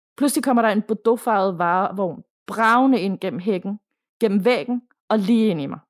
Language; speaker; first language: Danish; native; Danish